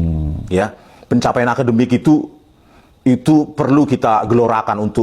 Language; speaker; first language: Indonesian; native; Indonesian